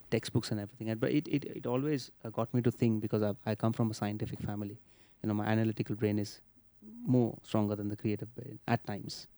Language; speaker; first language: English; non-native, local second language; Marathi